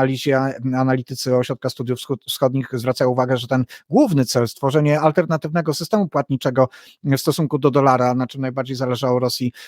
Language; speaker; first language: Polish; native; Polish